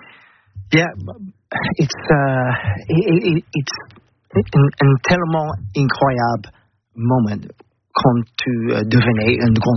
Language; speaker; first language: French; non-native, learner; English